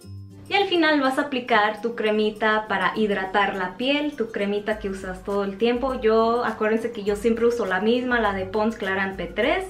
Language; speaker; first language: Spanish; native; Spanish